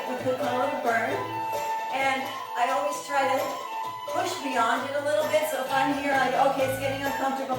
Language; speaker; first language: English; native; English